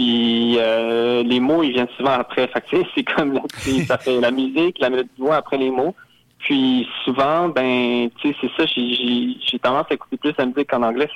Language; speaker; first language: French; native; French